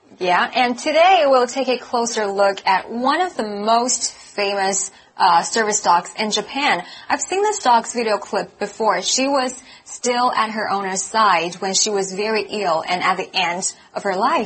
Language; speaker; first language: English; non-native, fluent; Chinese